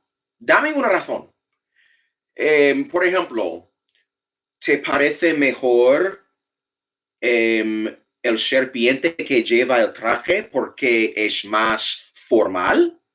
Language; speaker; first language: Spanish; non-native, fluent; English